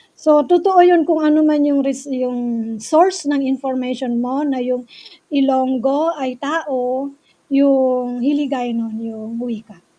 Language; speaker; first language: Filipino; native; Filipino